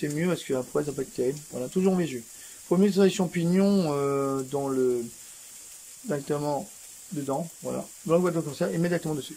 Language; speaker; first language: French; native; French